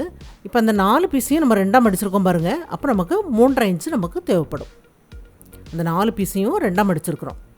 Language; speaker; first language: Tamil; native; Tamil